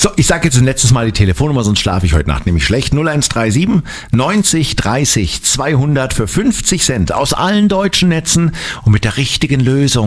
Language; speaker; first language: German; native; German